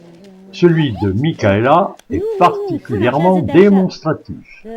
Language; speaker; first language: French; native; French